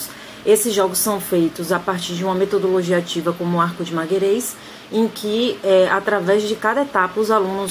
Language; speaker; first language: Portuguese; native; Portuguese